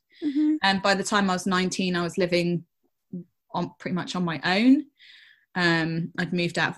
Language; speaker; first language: English; native; English